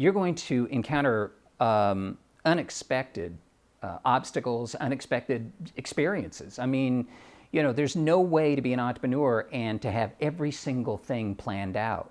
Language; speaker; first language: English; native; English